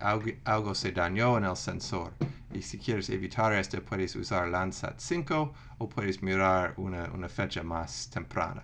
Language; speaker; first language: Spanish; non-native, fluent; English